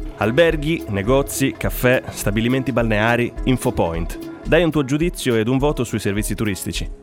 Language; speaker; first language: Italian; native; Italian